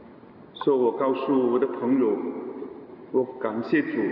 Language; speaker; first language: Chinese; non-native, local second language; Cantonese